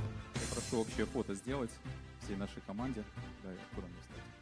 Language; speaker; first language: Russian; native; Russian